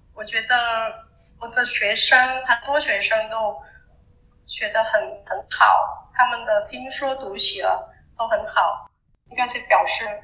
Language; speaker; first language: Chinese; non-native, fluent; Vietnamese